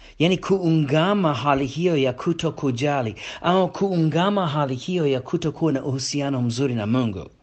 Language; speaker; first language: Swahili; non-native, fluent; English